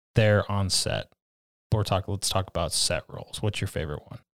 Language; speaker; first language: English; native; English